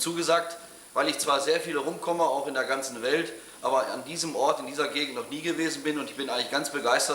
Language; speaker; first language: German; native; German